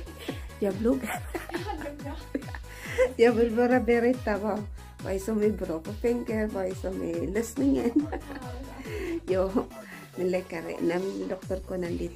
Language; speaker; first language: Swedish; non-native, learner; Filipino